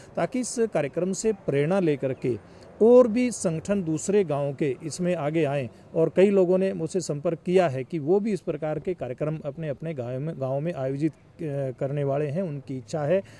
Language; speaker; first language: Hindi; native; Hindi